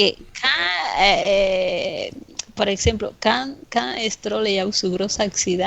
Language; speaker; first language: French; non-native, fluent; Spanish